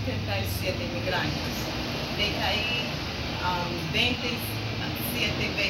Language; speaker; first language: Spanish; non-native, learner; English